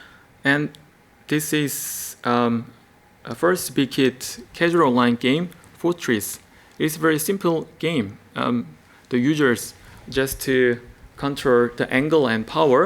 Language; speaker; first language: English; non-native, learner; Korean